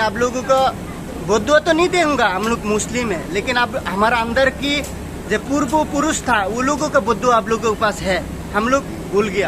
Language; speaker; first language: Hindi; non-native, learner; Bangla